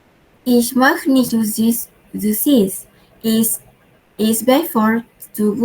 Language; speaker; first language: German; non-native, learner; Malay